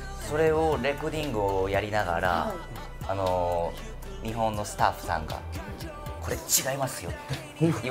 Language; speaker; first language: Japanese; non-native, fluent; Korean